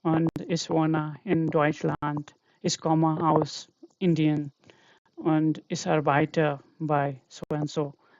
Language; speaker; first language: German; non-native, fluent; Hindi